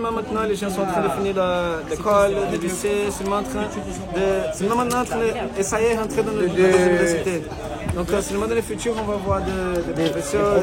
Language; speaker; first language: French; non-native, learner; Portuguese